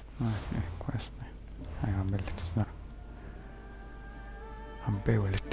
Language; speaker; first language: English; non-native, learner; Lithuanian